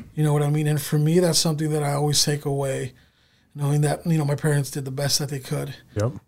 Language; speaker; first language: English; native; English